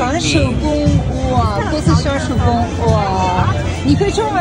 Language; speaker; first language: Chinese; non-native, fluent; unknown